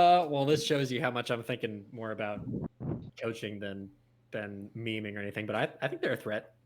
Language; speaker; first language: English; native; English